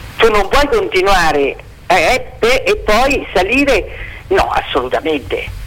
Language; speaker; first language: Italian; native; Italian